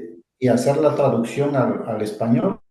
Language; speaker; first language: Spanish; non-native, local second language; Zapotec